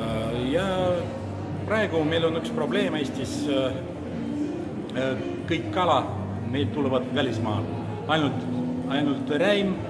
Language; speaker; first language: Estonian; non-native, local second language; Russian